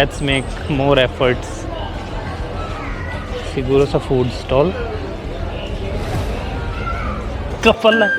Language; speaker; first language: Filipino; non-native, learner; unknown